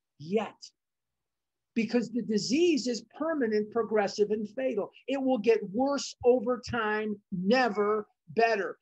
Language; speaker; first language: English; native; English